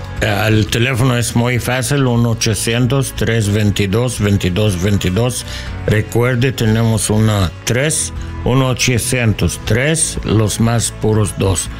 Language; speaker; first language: Spanish; non-native, learner; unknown